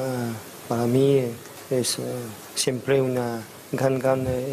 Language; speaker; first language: Spanish; non-native, learner; French